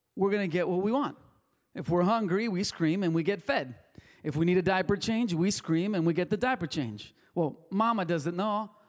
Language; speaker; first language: English; early bilingual, other home language; Spanish